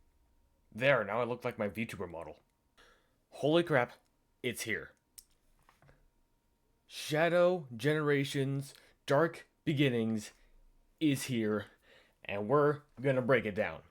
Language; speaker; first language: English; native; English